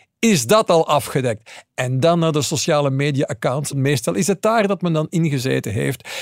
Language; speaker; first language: Dutch; native; Dutch